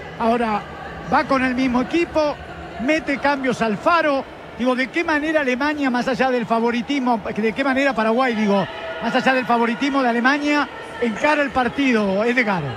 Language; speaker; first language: Spanish; native; Spanish